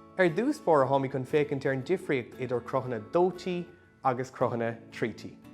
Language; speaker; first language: Irish; non-native, local second language; English